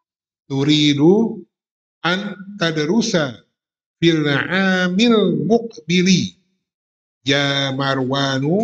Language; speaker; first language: Arabic; non-native, fluent; Indonesian